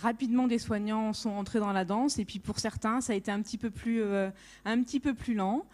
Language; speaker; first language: French; native; French